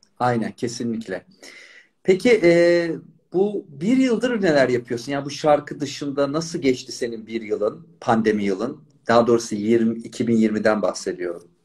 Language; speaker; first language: Turkish; native; Turkish